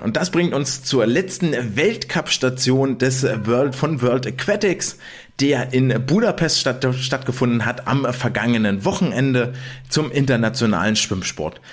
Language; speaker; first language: German; native; German